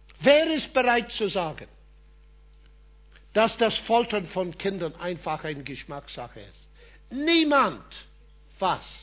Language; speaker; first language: German; non-native, fluent; English